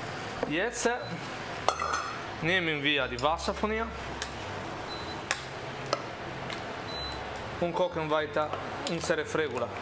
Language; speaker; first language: German; non-native, learner; Italian